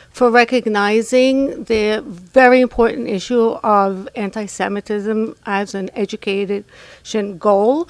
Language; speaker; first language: English; non-native, fluent; Hebrew